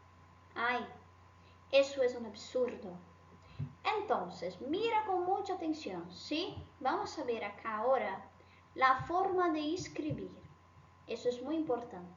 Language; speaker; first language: Spanish; non-native, fluent; Portuguese